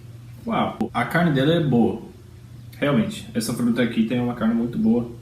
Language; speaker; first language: Portuguese; non-native, fluent; English